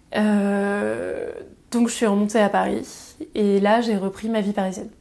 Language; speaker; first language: French; native; French